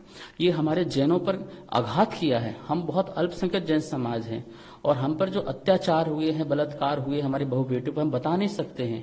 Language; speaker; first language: Hindi; native; Hindi